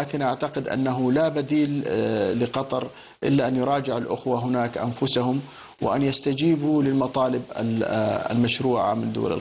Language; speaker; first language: Arabic; native; Arabic